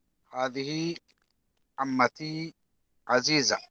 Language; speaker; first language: Arabic; non-native, learner; Divehi